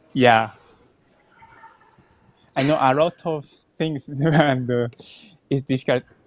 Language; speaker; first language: English; non-native, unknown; Japanese